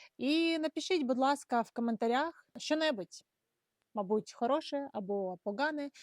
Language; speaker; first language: Ukrainian; non-native, local second language; Russian